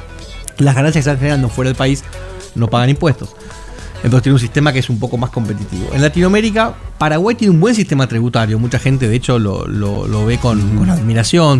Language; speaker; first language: Spanish; native; Spanish